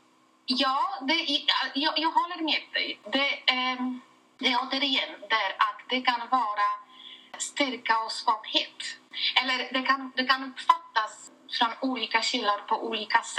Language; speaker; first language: Swedish; non-native, fluent; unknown